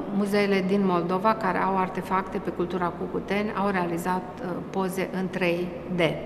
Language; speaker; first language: Romanian; native; Romanian